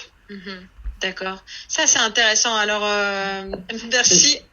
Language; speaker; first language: French; native; French